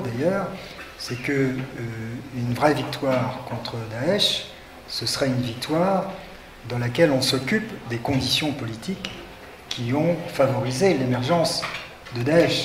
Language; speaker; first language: French; native; French